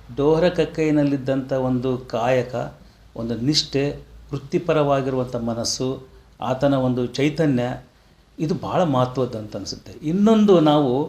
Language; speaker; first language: Kannada; native; Kannada